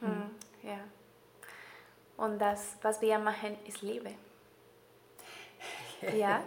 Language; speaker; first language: German; non-native, learner; Spanish